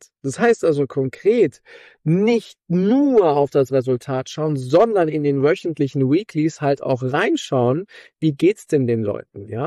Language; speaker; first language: German; native; German